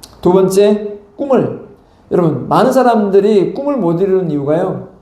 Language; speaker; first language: Korean; native; Korean